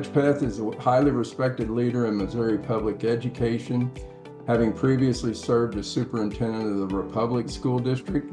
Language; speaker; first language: English; native; English